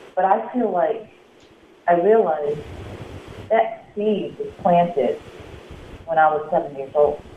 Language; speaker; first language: English; native; English